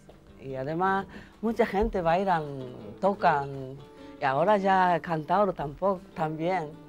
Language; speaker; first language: Spanish; non-native, learner; Japanese